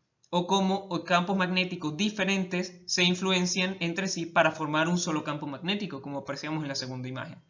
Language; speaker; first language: Spanish; native; Spanish